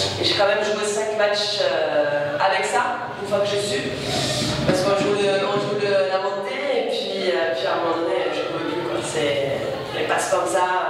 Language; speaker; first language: French; non-native, fluent; Portuguese